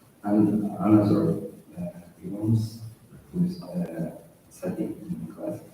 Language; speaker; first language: English; non-native, learner; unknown